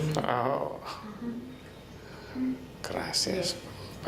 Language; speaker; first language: Spanish; non-native, learner; English